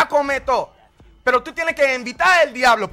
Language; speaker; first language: Spanish; early bilingual, heritage; Spanish